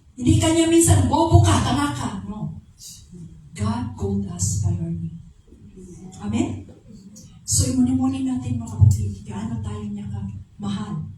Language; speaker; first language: Filipino; non-native, local second language; Cebuano